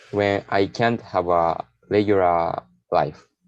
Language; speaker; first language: English; non-native, learner; Japanese